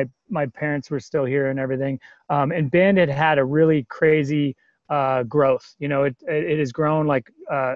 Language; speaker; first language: English; native; English